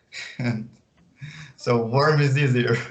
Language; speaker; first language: English; non-native, learner; Ukrainian